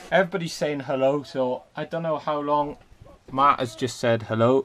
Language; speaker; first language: English; native; English